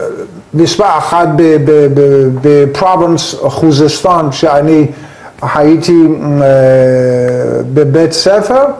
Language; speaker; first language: Hebrew; non-native, learner; Persian